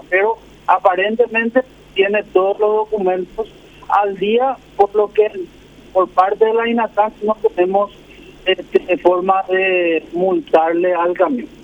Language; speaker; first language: Spanish; native; Spanish